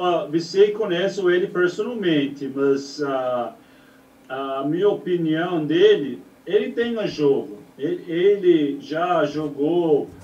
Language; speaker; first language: Portuguese; non-native, learner; English